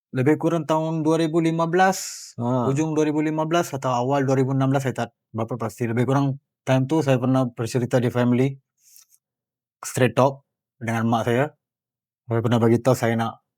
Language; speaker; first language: Malay; non-native, local second language; Tamil